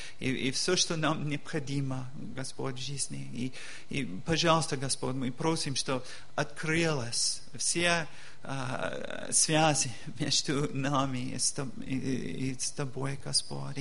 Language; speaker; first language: Russian; non-native, learner; English